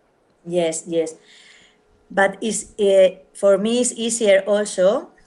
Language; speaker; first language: English; non-native, learner; Spanish